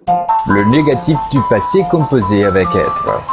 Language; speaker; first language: French; non-native, fluent; Portuguese